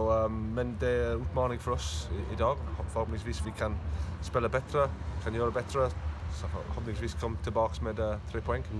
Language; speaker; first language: Swedish; non-native, learner; English